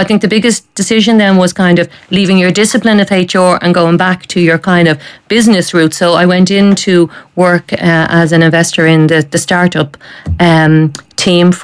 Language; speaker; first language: English; native; English